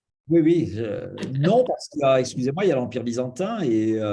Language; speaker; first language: French; native; French